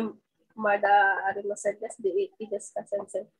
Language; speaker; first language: Japanese; non-native, learner; Filipino